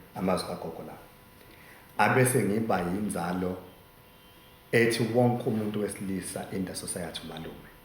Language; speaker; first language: Zulu; native; Zulu